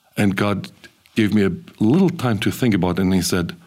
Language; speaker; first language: English; early bilingual, other home language; German